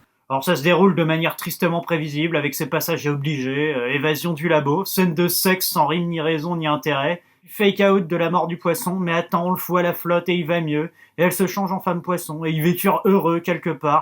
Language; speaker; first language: French; native; French